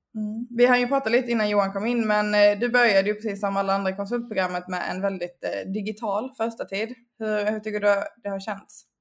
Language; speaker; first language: Swedish; native; Swedish